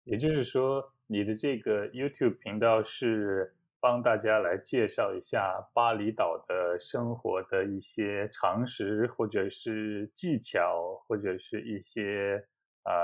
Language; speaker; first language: Chinese; native; Chinese